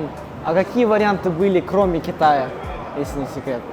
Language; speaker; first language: Russian; native; Russian